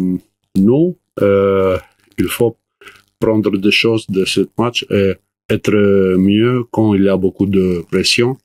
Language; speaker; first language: French; non-native, learner; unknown